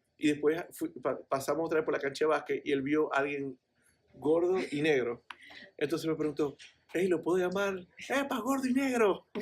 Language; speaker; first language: Spanish; native; Spanish